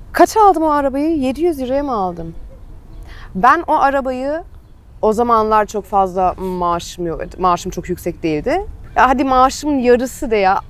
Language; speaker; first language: Turkish; early bilingual, heritage; Turkish